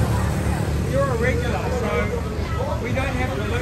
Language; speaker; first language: English; native; English